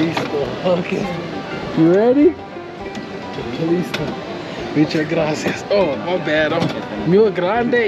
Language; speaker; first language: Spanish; non-native, learner; English